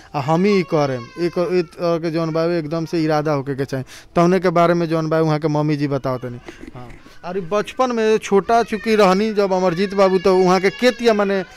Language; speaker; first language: Hindi; native; Hindi